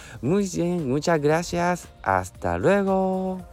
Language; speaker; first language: Spanish; non-native, learner; Japanese